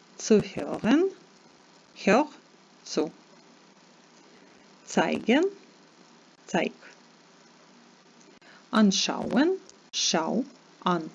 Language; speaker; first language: German; non-native, fluent; Ukrainian